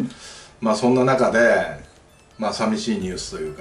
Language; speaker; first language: Japanese; native; Japanese